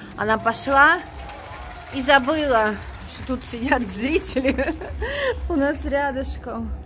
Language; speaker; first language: Russian; native; Russian